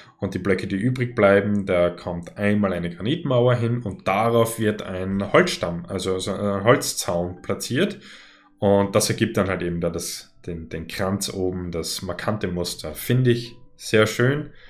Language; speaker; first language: German; native; German